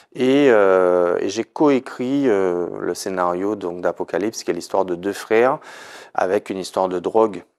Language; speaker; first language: French; native; French